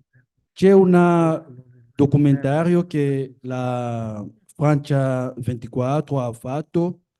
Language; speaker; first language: Italian; non-native, learner; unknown